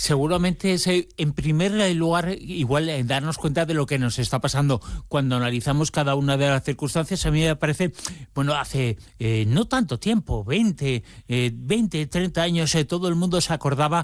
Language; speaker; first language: Spanish; native; Spanish